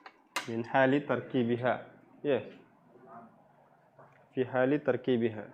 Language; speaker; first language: Arabic; non-native, fluent; Indonesian